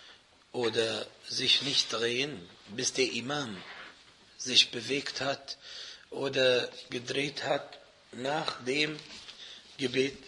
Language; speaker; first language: German; non-native, fluent; Arabic